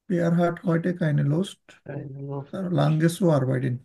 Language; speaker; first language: German; non-native, learner; Bangla